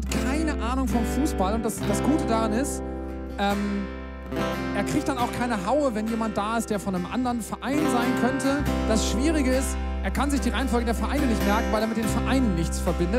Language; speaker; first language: German; native; German